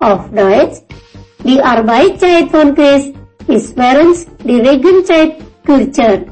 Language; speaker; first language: German; non-native, fluent; Indonesian